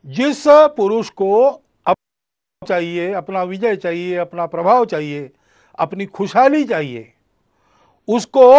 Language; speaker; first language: Hindi; non-native, local second language; Marathi